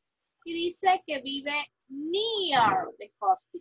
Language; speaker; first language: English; non-native, fluent; Spanish